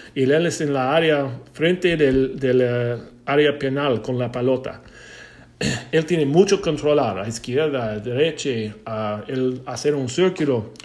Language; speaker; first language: Spanish; non-native, learner; English